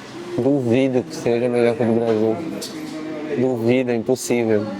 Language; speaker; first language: Portuguese; native; Portuguese